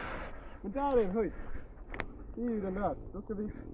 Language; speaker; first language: Swedish; native; Swedish